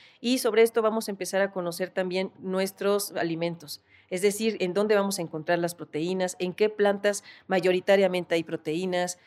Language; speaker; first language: Spanish; native; Spanish